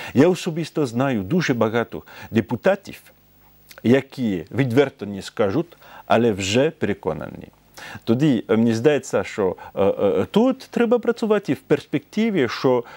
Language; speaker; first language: Ukrainian; non-native, fluent; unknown